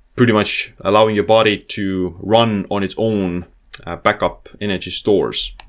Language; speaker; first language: English; non-native, fluent; Estonian